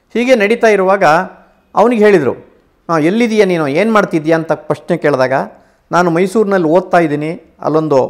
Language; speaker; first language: Kannada; native; Kannada